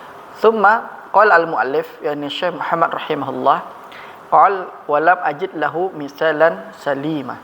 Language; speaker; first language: Arabic; non-native, fluent; Indonesian